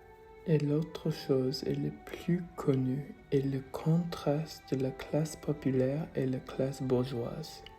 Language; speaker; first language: French; non-native, learner; English